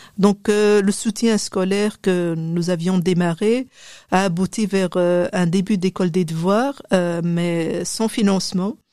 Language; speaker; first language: French; non-native, local second language; Arabic